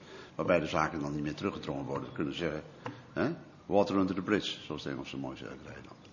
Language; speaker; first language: Dutch; native; Dutch